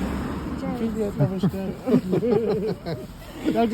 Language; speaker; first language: Russian; non-native, learner; English